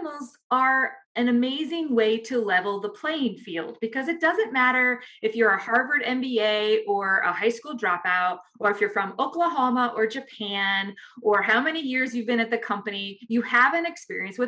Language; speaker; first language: English; native; English